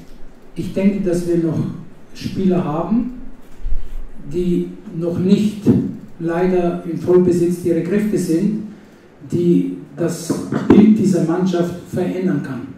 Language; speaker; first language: German; non-native, fluent; Italian